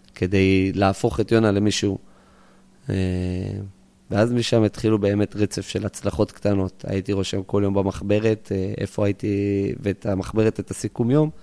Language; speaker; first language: Hebrew; early bilingual, other home language; English